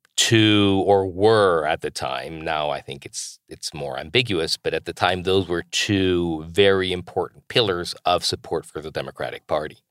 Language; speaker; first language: English; non-native, fluent; Spanish